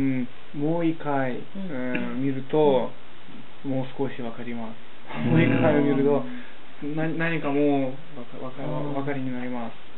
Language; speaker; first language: Japanese; non-native, learner; Russian